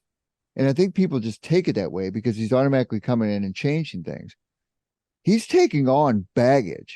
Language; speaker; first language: English; native; English